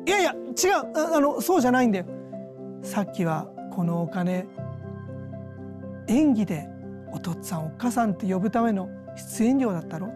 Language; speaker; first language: Japanese; native; Japanese